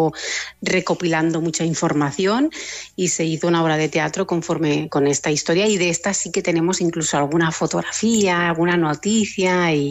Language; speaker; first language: Spanish; native; Spanish